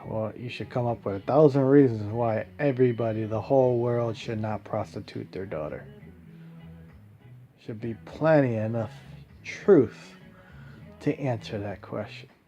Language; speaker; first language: English; native; English